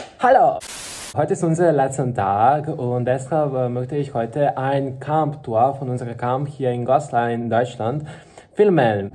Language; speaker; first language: German; non-native, learner; Serbian